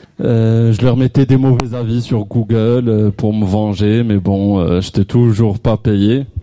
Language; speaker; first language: French; non-native, local second language; Arabic